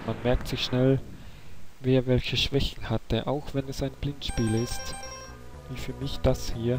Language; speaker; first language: German; native; German